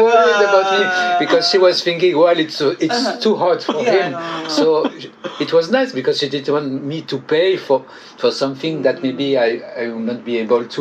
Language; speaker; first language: English; non-native, fluent; French